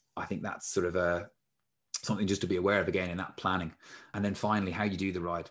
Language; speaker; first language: English; native; English